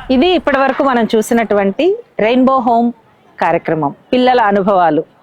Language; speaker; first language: Telugu; native; Telugu